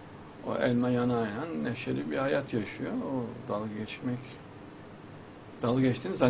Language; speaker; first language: Turkish; native; Turkish